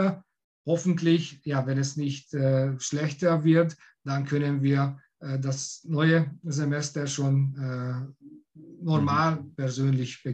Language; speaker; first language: German; non-native, fluent; Hungarian